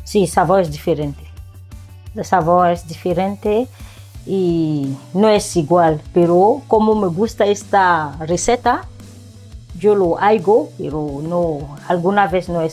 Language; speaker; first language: Spanish; non-native, learner; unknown